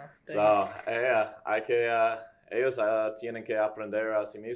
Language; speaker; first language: Spanish; non-native, fluent; English